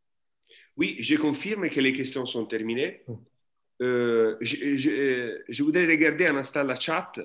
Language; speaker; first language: French; non-native, fluent; Italian